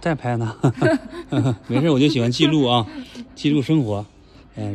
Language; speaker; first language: Chinese; native; Chinese